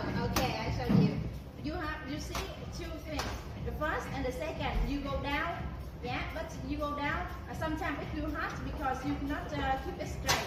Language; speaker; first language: English; non-native, learner; Vietnamese